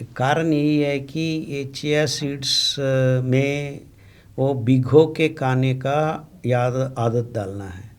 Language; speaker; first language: Hindi; non-native, local second language; Telugu